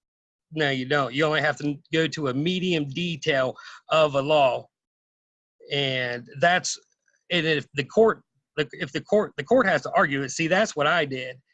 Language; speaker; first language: English; native; English